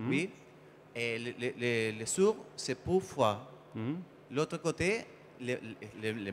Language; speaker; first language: French; non-native, learner; Spanish